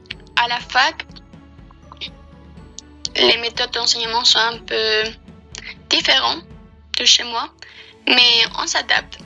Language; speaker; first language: French; non-native, fluent; Spanish